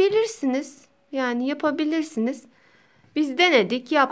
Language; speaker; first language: Turkish; native; Turkish